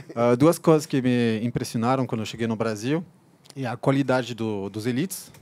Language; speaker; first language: Portuguese; non-native, fluent; French